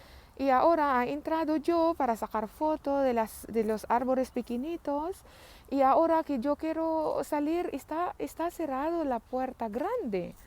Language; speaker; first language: Spanish; non-native, learner; Filipino